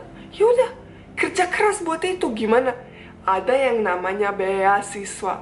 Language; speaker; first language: Indonesian; non-native, fluent; Bosnian